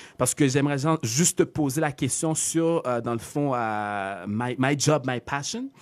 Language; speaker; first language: French; native; French